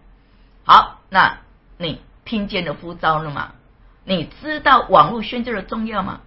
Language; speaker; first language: Chinese; native; Chinese